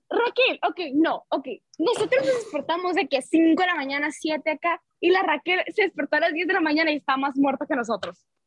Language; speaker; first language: Spanish; early bilingual, heritage; Spanish